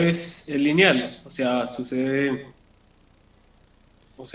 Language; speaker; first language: Spanish; native; Spanish